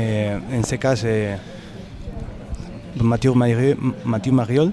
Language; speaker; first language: French; non-native, learner; Spanish